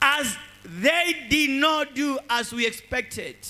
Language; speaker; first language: English; non-native, local second language; Swahili